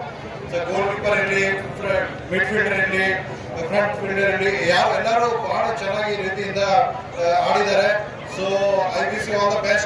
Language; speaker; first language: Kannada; non-native, local second language; Tamil